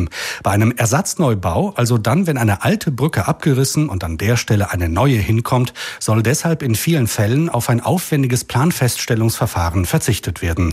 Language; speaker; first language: German; native; German